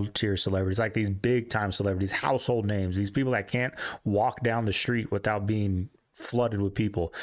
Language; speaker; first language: English; native; English